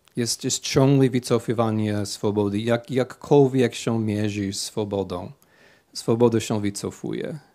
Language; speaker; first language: Polish; non-native, fluent; English